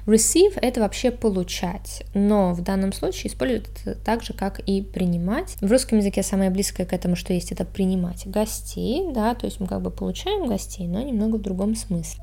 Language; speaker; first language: Russian; native; Russian